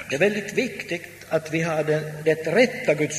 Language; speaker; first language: Swedish; non-native, local second language; Finnish